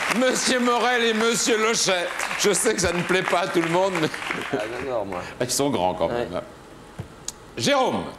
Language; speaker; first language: French; native; French